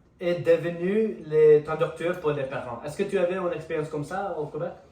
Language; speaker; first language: French; non-native, learner; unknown